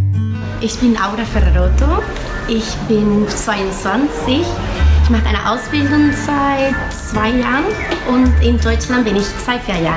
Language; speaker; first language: German; non-native, fluent; Spanish